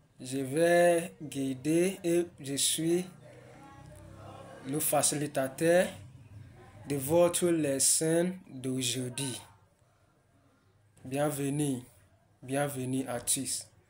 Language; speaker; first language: French; non-native, learner; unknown